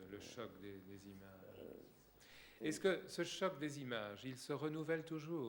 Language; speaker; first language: French; native; French